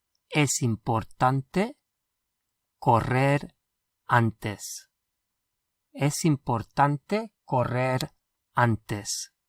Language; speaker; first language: Spanish; non-native, fluent; English